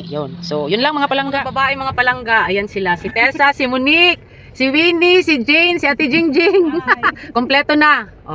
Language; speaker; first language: Filipino; non-native, local second language; Cebuano